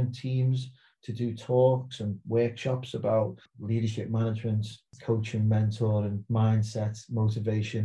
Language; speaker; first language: English; native; English